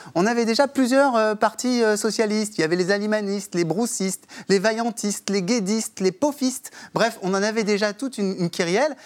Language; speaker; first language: French; native; French